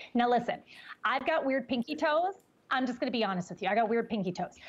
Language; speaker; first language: English; native; English